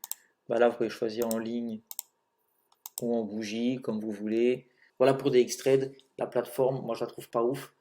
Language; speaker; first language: French; native; French